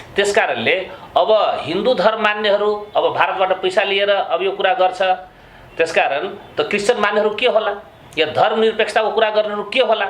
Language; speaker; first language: Nepali; non-native, local second language; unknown